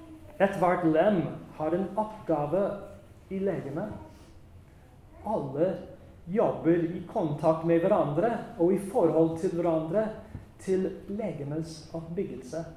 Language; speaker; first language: Norwegian; non-native, fluent; English